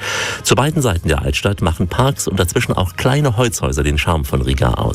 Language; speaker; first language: German; native; German